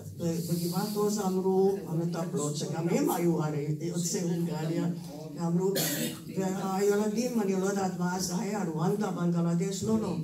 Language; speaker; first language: Hebrew; non-native, fluent; Hungarian